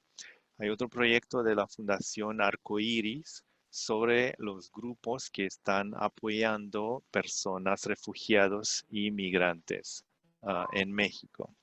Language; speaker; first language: Spanish; non-native, fluent; Romanian